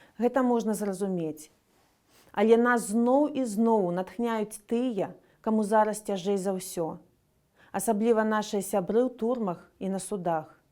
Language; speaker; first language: Belarusian; native; Belarusian